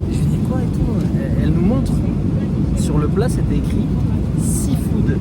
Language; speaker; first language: French; native; French